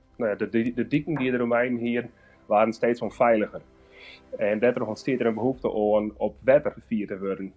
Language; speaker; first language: Dutch; non-native, local second language; Western Frisian